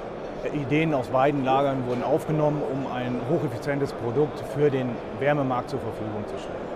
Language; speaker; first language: German; native; German